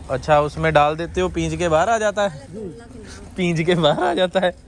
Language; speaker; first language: Hindi; non-native, local second language; Punjabi